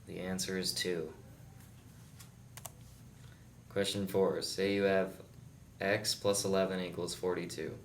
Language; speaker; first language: English; native; English